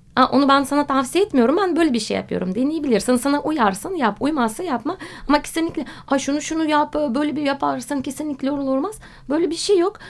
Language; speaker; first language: Turkish; non-native, fluent; Russian